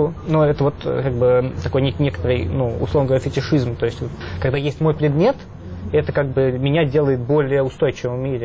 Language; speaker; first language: Russian; native; Russian